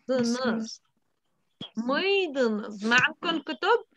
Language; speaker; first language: Arabic; native; Arabic